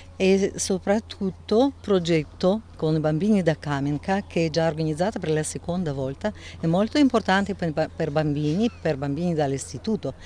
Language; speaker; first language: Italian; non-native, learner; Russian